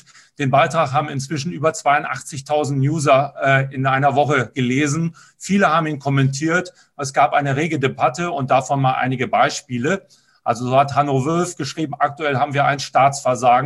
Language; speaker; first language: German; native; German